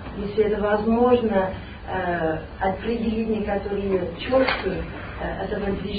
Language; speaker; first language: Russian; non-native, learner; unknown